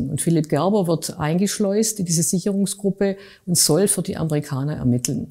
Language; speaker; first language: German; native; German